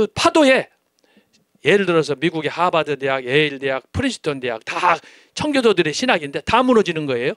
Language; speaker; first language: Korean; native; Korean